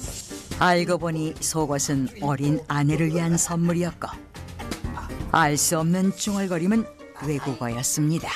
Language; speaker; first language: Korean; native; Korean